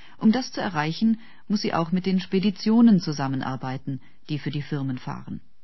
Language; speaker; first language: German; native; German